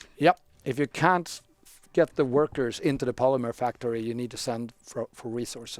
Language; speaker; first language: English; non-native, fluent; Swedish